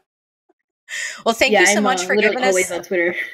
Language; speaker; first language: English; native; English